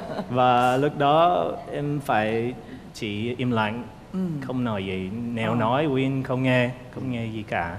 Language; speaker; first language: Vietnamese; non-native, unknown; English